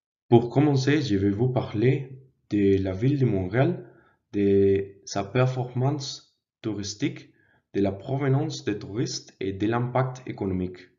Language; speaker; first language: French; non-native, learner; Spanish